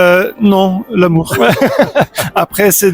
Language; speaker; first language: French; non-native, local second language; Dutch